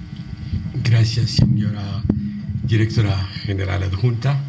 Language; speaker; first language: Spanish; non-native, fluent; Arabic